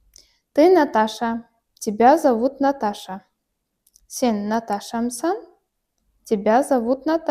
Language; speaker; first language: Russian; non-native, fluent; Uzbek